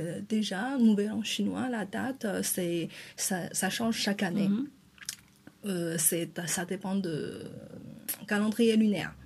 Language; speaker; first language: French; non-native, fluent; Chinese